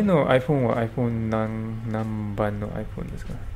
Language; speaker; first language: Japanese; non-native, learner; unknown